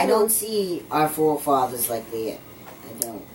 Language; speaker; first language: English; native; English